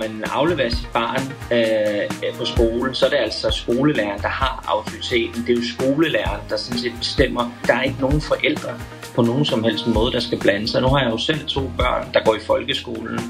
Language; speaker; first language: Danish; native; Danish